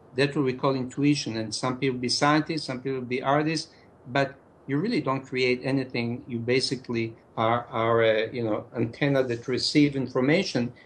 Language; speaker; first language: English; non-native, fluent; Hebrew